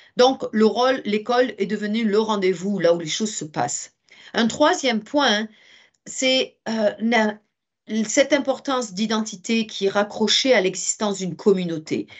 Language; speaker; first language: French; native; French